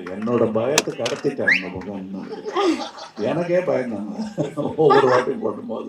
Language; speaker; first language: Tamil; native; Tamil